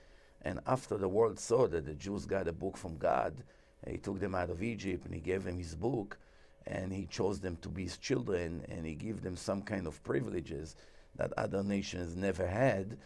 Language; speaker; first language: English; non-native, fluent; Hebrew